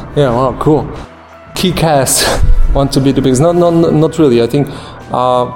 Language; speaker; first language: English; non-native, fluent; Polish